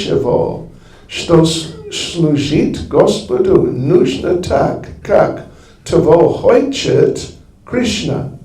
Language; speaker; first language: Russian; non-native, learner; English